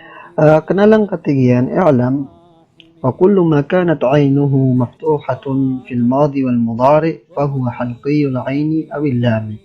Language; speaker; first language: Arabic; non-native, fluent; Maranao